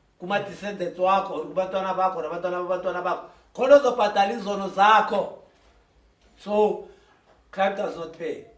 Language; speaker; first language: Zulu; native; Zulu